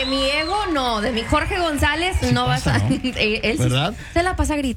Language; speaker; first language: Spanish; native; Spanish